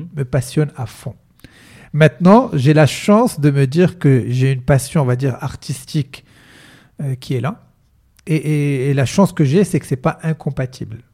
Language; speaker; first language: French; non-native, local second language; Arabic